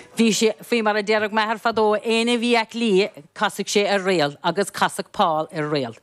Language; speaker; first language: Irish; native; Irish